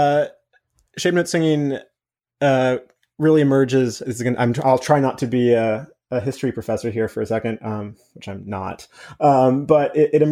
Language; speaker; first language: English; native; English